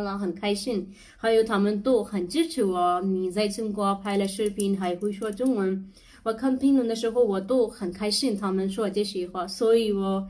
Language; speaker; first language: Chinese; non-native, learner; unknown